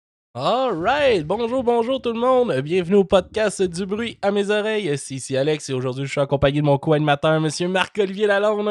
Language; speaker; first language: French; native; French